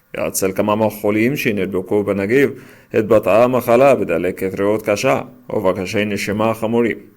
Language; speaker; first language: Hebrew; non-native, learner; Arabic